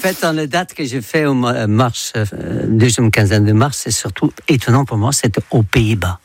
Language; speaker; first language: French; native; French